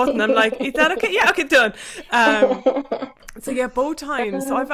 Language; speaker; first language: English; native; English